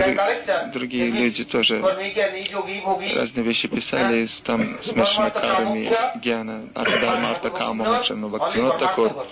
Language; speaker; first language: Russian; non-native, learner; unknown